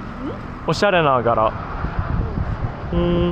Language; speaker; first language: Japanese; native; Japanese